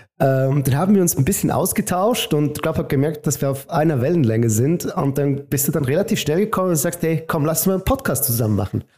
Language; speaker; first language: German; native; German